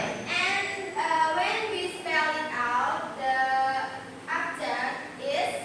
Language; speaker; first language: English; non-native, learner; Indonesian